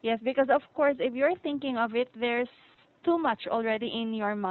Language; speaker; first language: English; non-native, fluent; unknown